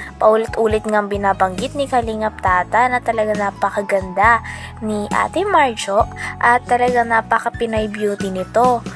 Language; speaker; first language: Filipino; native; Filipino